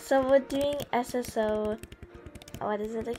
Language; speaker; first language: English; native; English